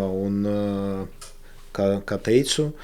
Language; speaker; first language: Latvian; non-native, local second language; Russian